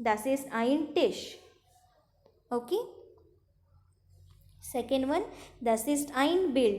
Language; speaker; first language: German; non-native, fluent; Marathi